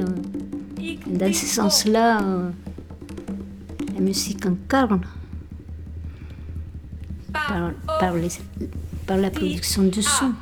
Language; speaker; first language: French; non-native, fluent; Spanish